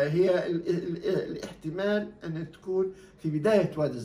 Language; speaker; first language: Arabic; native; Arabic